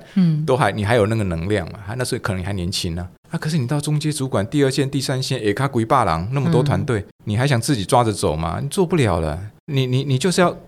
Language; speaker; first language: Chinese; non-native, local second language; Min Nan Chinese